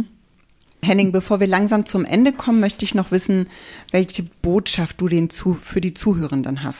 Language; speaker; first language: German; native; German